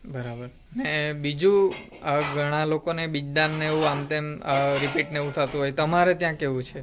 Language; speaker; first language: Gujarati; native; Gujarati